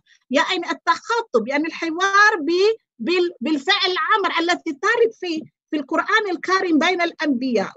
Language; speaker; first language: Arabic; non-native, fluent; Malay